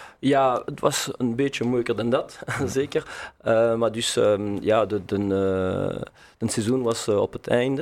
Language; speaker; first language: Dutch; non-native, local second language; French